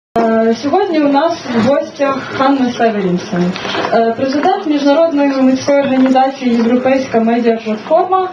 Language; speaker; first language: Ukrainian; native; Ukrainian